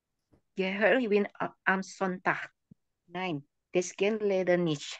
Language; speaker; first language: German; non-native, learner; Indonesian